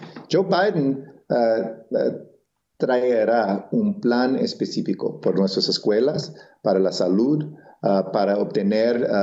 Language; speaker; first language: Spanish; non-native, local second language; English